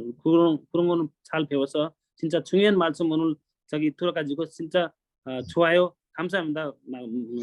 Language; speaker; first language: Korean; non-native, learner; Nepali